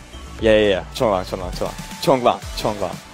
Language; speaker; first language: Chinese; non-native, learner; English